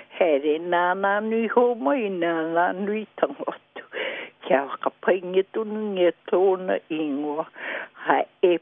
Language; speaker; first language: Māori; native; Māori